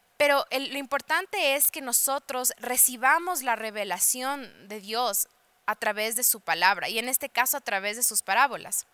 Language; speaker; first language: Spanish; early bilingual, heritage; Spanish